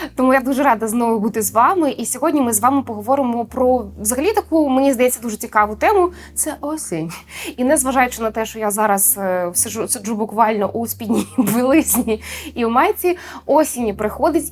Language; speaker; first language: Ukrainian; native; Ukrainian